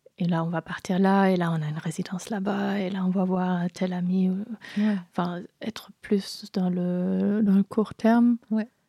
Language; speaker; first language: French; non-native, fluent; German